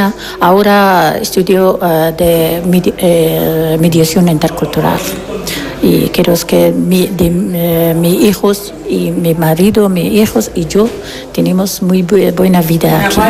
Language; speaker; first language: Spanish; non-native, learner; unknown